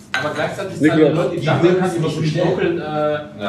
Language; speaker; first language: German; native; German